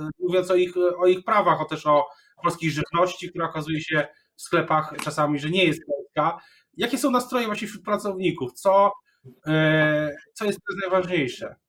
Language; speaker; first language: Polish; native; Polish